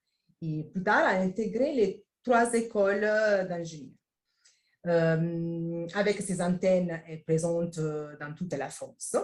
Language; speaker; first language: French; non-native, fluent; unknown